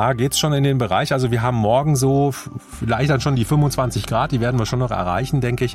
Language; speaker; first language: German; native; German